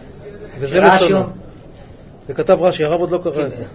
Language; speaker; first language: Hebrew; native; Hebrew